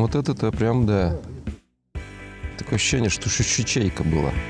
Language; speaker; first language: Russian; native; Russian